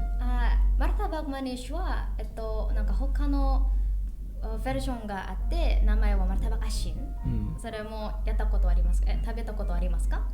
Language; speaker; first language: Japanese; non-native, learner; Indonesian